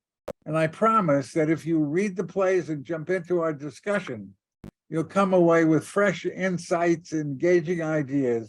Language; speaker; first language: English; native; English